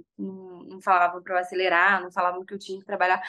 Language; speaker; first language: Portuguese; native; Portuguese